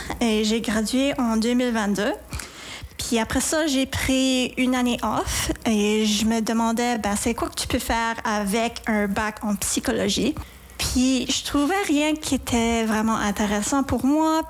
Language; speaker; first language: French; native; French